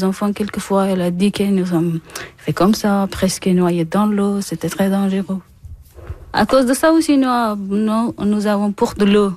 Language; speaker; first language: French; non-native, learner; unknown